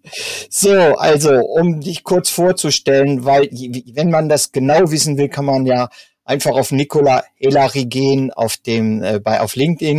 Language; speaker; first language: German; native; German